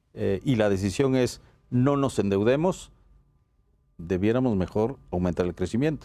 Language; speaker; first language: Spanish; native; Spanish